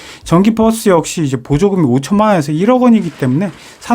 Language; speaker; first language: Korean; native; Korean